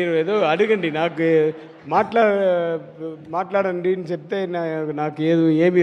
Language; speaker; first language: Telugu; non-native, learner; Tamil